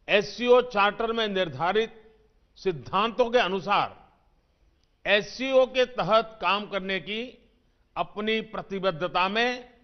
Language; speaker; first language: Hindi; non-native, local second language; Gujarati